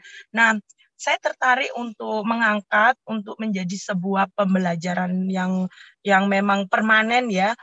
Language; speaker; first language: Indonesian; native; Indonesian